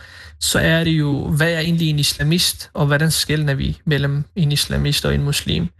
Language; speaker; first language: Danish; early bilingual, other home language; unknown